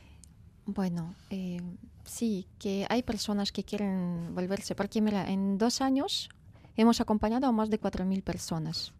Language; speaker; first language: Spanish; non-native, fluent; Ukrainian